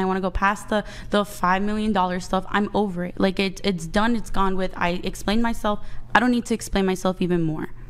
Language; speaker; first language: English; early bilingual, other home language; Portuguese